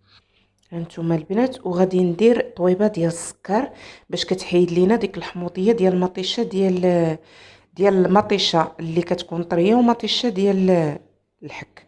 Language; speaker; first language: Arabic; native; Arabic